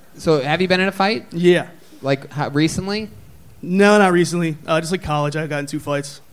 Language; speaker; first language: English; native; English